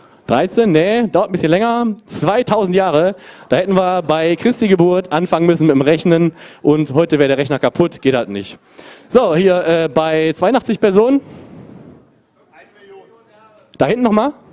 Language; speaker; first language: German; native; German